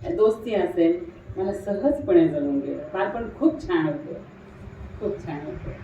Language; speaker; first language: Marathi; non-native, local second language; Marwari